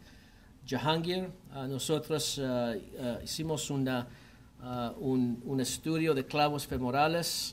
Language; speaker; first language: Spanish; non-native, learner; English